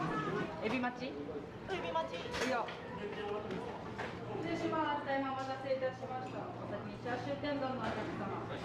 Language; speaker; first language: Japanese; native; Japanese